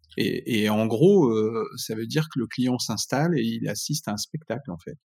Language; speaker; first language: French; native; French